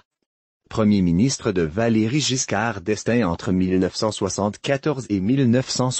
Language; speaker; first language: French; native; French